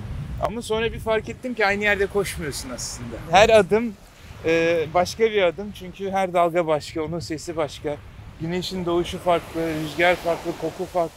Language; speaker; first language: Turkish; native; Turkish